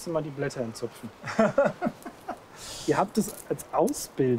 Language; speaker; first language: German; native; German